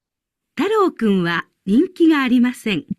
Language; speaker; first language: Japanese; non-native, learner; Indonesian